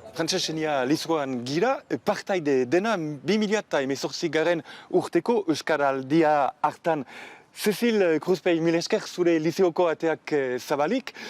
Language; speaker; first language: Basque; native; Basque